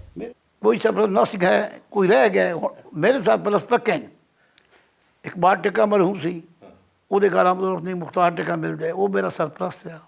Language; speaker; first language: Urdu; non-native, local second language; Punjabi